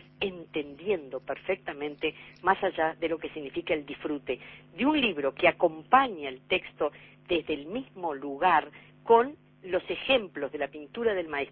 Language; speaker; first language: Spanish; native; Spanish